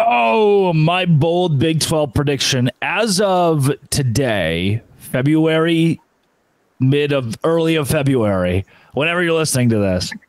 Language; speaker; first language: English; native; English